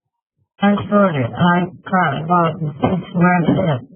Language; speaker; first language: English; non-native, learner; Russian